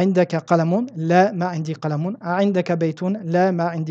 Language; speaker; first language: Arabic; non-native, fluent; French